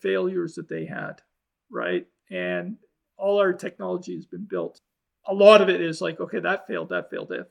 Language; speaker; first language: English; native; English